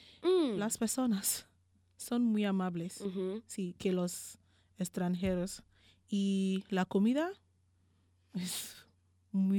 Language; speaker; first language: Spanish; non-native, learner; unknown